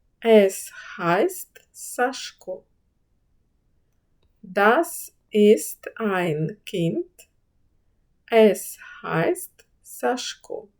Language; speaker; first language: German; non-native, fluent; Ukrainian